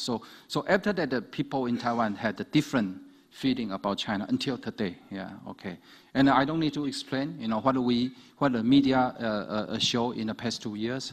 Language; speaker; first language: English; non-native, fluent; Chinese